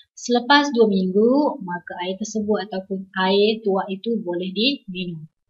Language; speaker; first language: Malay; non-native, local second language; Iban